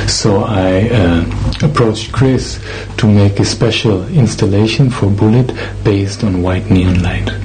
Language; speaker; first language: English; non-native, fluent; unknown